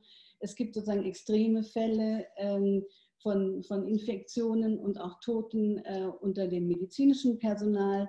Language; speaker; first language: German; native; German